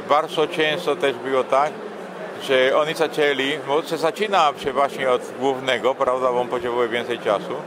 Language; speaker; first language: Polish; non-native, fluent; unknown